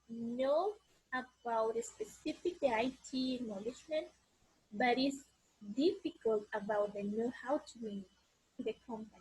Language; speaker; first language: English; non-native, learner; Spanish